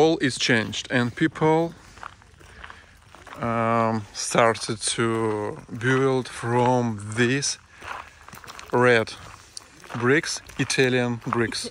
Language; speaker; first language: English; non-native, learner; Russian